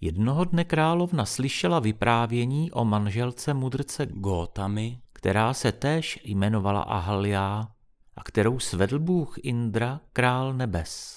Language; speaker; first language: Czech; native; Czech